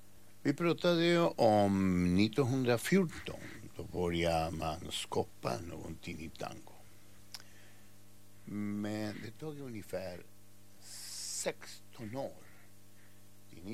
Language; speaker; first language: Swedish; non-native, fluent; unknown